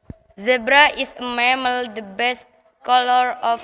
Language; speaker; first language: English; non-native, learner; Indonesian